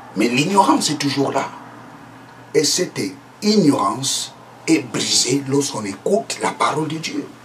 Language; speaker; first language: French; non-native, local second language; Lingala